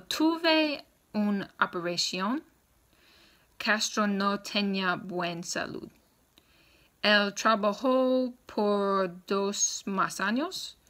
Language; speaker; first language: Spanish; non-native, learner; English